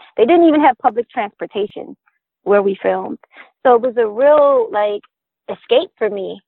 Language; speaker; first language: English; native; English